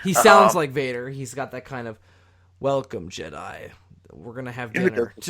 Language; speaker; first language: English; native; English